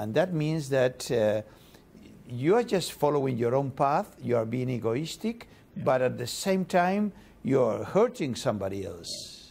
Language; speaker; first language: English; non-native, fluent; Spanish